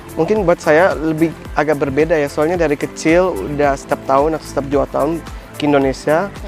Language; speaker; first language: Indonesian; non-native, fluent; Dutch